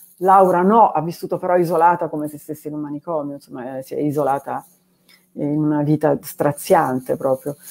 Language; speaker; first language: Italian; native; Italian